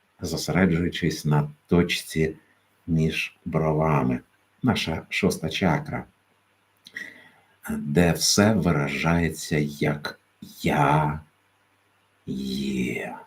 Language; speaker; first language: Ukrainian; native; Ukrainian